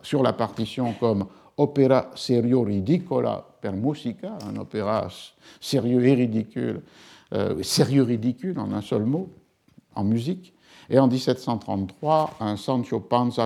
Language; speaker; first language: French; native; French